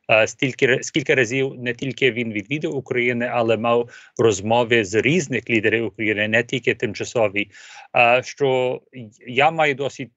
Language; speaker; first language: Ukrainian; early bilingual, heritage; Ukrainian